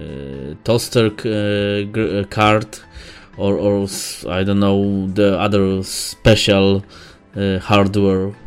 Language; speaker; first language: English; non-native, fluent; Polish